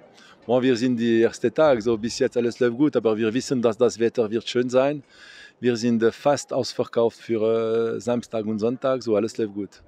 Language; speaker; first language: German; non-native, local second language; French